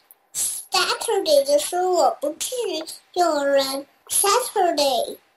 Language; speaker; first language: Chinese; early bilingual, heritage; Chinese